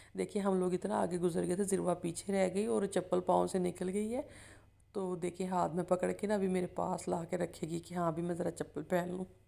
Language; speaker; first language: Urdu; non-native, local second language; Punjabi